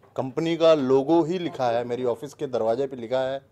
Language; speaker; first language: Hindi; native; Hindi